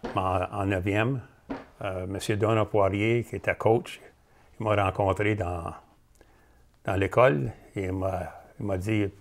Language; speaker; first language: French; native; French